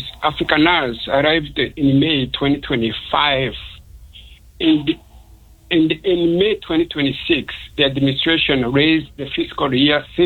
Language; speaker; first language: English; non-native, local second language; Kinyarwanda